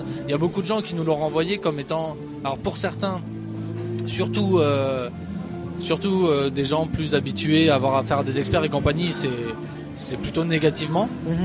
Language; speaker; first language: French; native; French